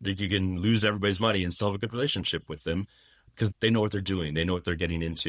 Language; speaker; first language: English; native; English